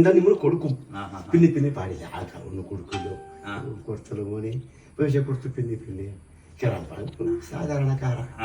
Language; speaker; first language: Malayalam; non-native, learner; Kannada